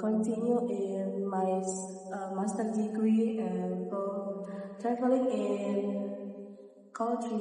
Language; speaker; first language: English; non-native, learner; Indonesian